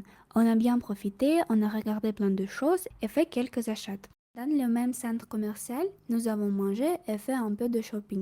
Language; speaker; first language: French; non-native, fluent; Russian